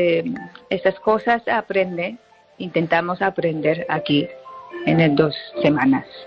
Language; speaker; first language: Spanish; non-native, learner; Japanese